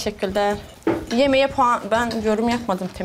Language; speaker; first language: Turkish; native; Turkish